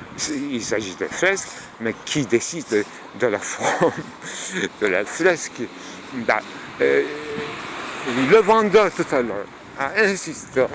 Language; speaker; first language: French; non-native, fluent; Turkish